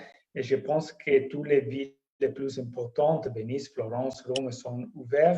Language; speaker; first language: French; non-native, fluent; Italian